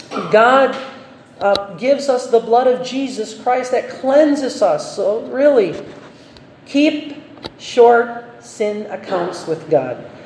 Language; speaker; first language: English; non-native, local second language; Filipino